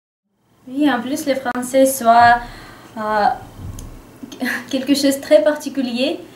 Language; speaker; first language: French; non-native, fluent; Russian